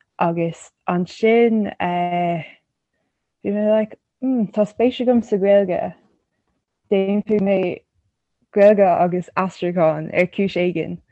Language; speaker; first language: Irish; non-native, local second language; English